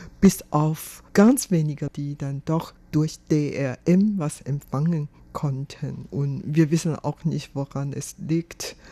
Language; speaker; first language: German; non-native, fluent; Chinese